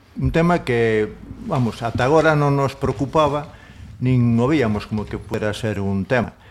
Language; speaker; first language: Galician; non-native, local second language; Spanish